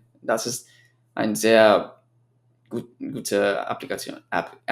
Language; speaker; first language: German; non-native, fluent; English